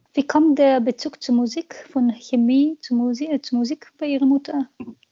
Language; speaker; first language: German; non-native, fluent; Bulgarian